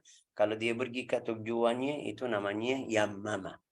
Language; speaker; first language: Indonesian; non-native, fluent; Arabic